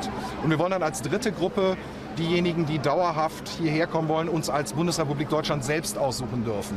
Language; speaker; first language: German; native; German